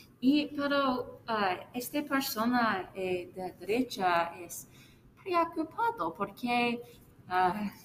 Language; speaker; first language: Spanish; non-native, learner; English